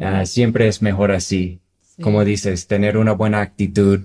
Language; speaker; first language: Spanish; non-native, fluent; English